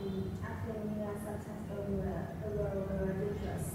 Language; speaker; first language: English; non-native, learner; Vietnamese